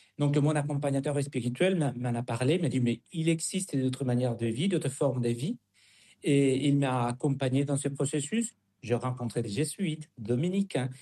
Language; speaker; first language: French; non-native, fluent; Spanish